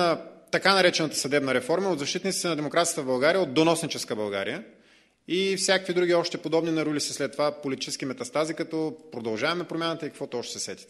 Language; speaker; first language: Bulgarian; native; Bulgarian